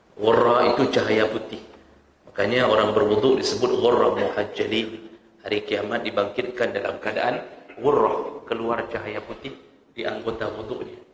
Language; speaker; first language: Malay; non-native, local second language; Achinese